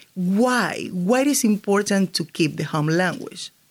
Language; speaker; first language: English; non-native, fluent; Spanish